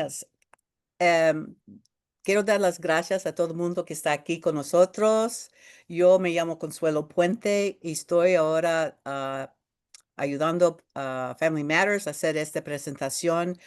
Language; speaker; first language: Spanish; early bilingual, heritage; Spanish